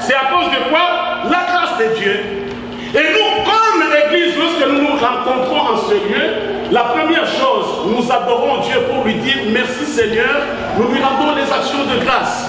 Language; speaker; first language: French; non-native, local second language; Lingala